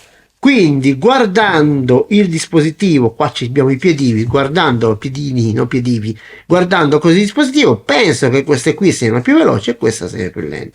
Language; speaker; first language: Italian; native; Italian